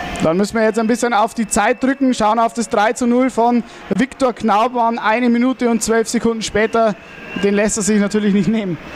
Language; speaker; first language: German; native; German